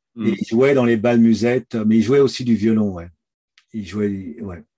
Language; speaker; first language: French; native; French